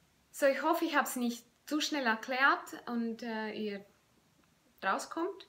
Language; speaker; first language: German; non-native, fluent; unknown